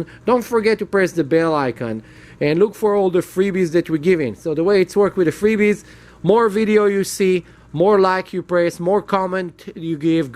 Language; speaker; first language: English; non-native, fluent; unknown